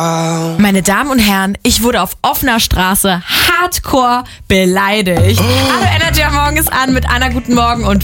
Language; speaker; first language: German; native; German